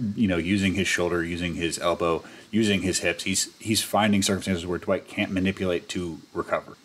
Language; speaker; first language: English; native; English